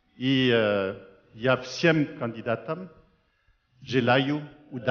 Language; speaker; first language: Russian; non-native, fluent; French